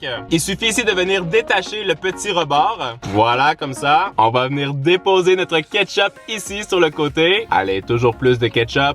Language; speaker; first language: French; native; French